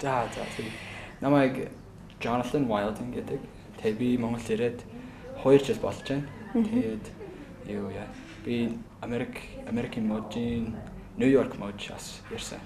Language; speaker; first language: Mongolian; non-native, fluent; English